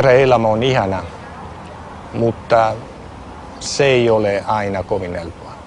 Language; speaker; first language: Finnish; non-native, fluent; Italian